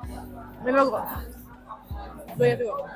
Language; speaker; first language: Swedish; early bilingual, other home language; Mongolian